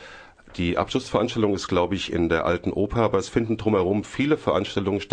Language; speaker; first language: German; native; German